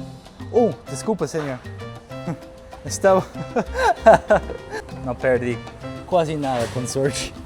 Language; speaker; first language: Portuguese; non-native, learner; English